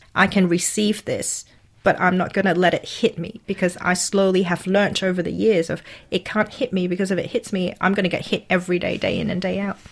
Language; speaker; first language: English; non-native, local second language; Cantonese